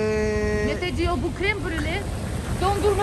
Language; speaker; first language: Turkish; non-native, learner; Russian